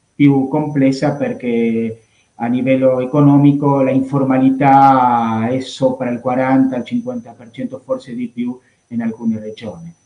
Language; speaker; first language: Italian; non-native, fluent; Spanish